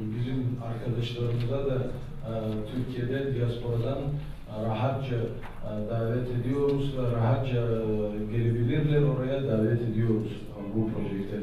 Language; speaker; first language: Turkish; non-native, learner; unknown